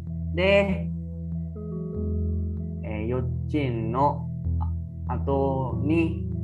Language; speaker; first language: Japanese; early bilingual, other home language; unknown